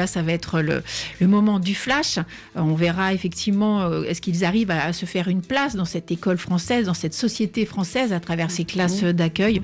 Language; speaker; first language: French; native; French